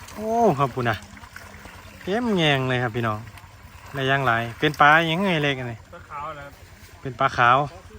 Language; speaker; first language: Thai; native; Thai